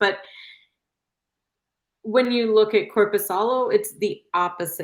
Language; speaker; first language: English; native; English